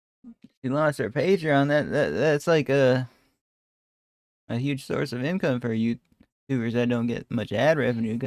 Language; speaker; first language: English; native; English